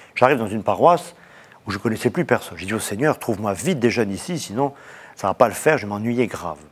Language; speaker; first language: French; native; French